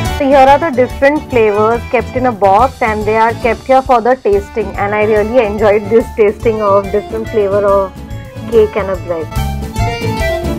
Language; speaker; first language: English; non-native, local second language; Marathi